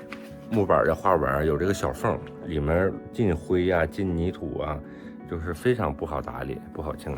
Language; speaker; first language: Chinese; native; Chinese